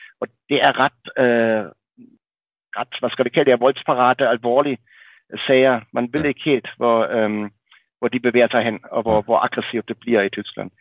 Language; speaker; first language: Danish; native; Danish